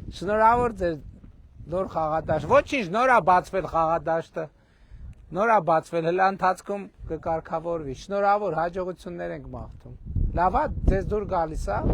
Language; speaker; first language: Armenian; native; Armenian